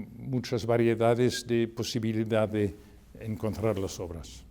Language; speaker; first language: Spanish; non-native, fluent; French